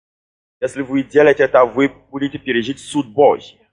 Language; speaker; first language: Russian; non-native, fluent; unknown